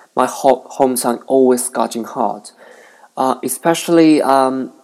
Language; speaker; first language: English; non-native, fluent; Chinese